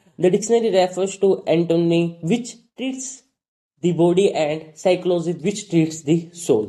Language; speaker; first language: English; non-native, local second language; Hindi